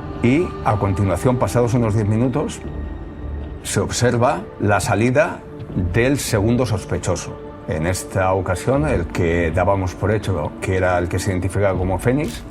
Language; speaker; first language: Spanish; native; Spanish